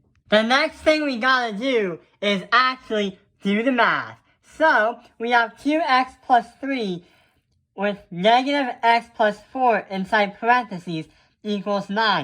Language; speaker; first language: English; native; English